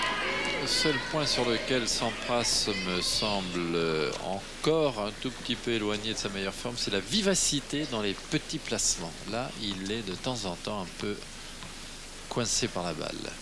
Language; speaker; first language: French; native; French